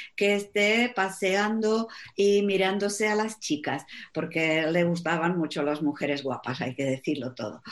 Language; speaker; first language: Spanish; non-native, fluent; Czech